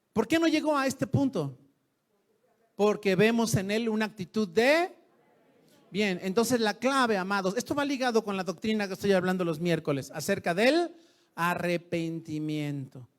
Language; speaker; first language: Spanish; native; Spanish